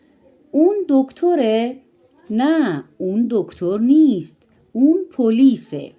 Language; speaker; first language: Persian; non-native, fluent; Urdu